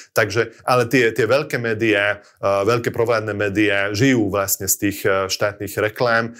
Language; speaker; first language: Slovak; non-native, local second language; Hungarian